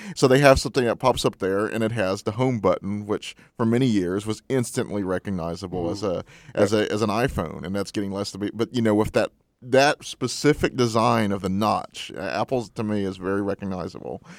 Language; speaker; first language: English; native; English